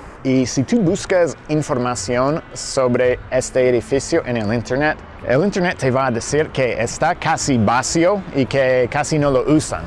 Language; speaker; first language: Spanish; non-native, fluent; English